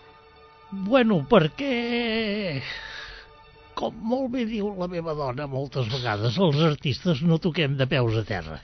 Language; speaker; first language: Catalan; native; Catalan